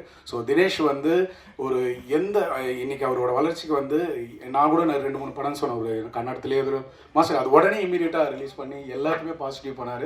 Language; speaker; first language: Tamil; native; Tamil